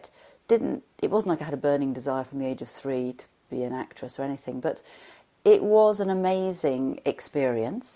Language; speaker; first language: English; native; English